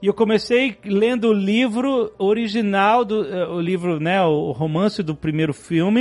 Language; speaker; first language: Portuguese; native; Portuguese